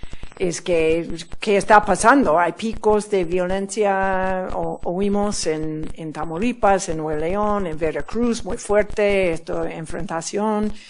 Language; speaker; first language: Spanish; non-native, fluent; English